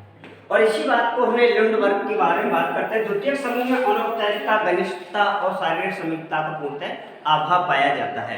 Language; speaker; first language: Hindi; native; Hindi